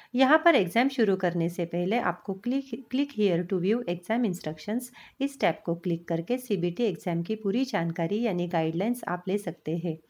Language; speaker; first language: Hindi; non-native, local second language; Marathi